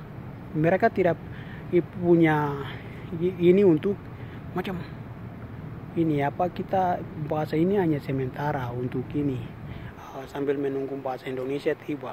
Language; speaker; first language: Indonesian; non-native, local second language; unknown